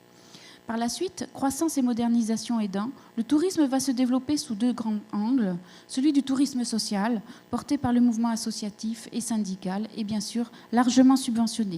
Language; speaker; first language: French; native; French